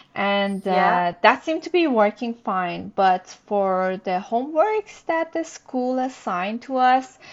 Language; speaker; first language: English; non-native, fluent; Persian